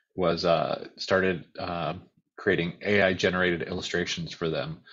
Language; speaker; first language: English; native; English